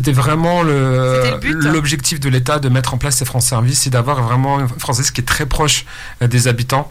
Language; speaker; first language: French; native; French